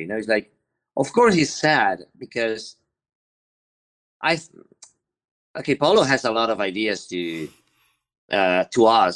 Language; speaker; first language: English; non-native, learner; Spanish